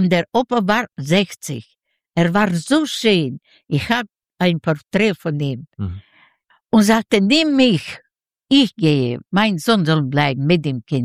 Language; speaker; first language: German; non-native, learner; Yiddish